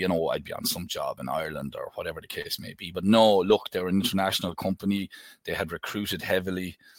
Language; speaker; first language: English; native; English